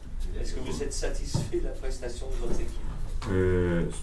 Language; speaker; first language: French; native; French